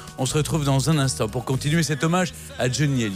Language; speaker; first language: French; native; French